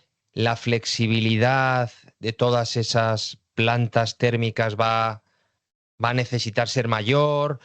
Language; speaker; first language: Spanish; native; Spanish